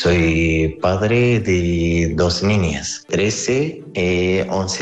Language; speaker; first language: Spanish; non-native, learner; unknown